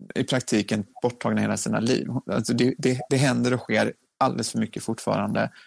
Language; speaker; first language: Swedish; native; Swedish